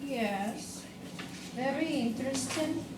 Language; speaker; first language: English; non-native, fluent; Russian